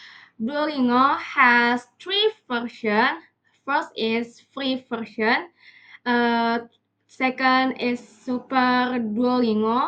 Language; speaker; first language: English; non-native, learner; Indonesian